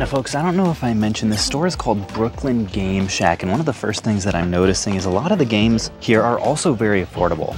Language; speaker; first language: English; native; English